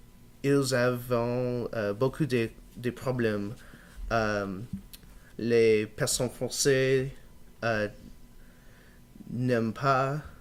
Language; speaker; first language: French; non-native, learner; English